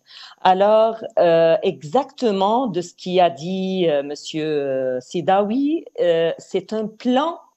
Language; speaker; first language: French; non-native, fluent; Arabic